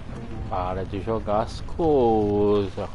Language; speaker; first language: Portuguese; native; Portuguese